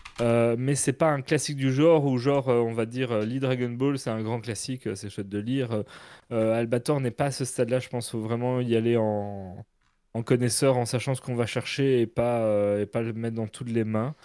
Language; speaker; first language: French; native; French